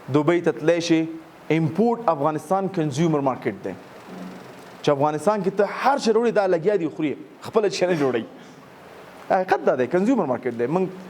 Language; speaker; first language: Pashto; native; Pashto